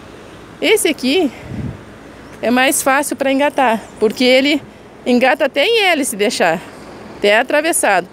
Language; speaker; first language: Portuguese; native; Portuguese